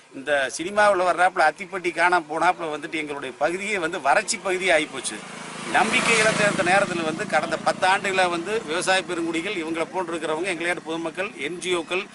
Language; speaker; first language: Tamil; native; Tamil